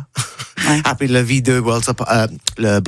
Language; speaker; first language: French; non-native, learner; English